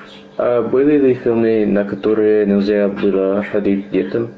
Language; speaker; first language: Russian; non-native, learner; English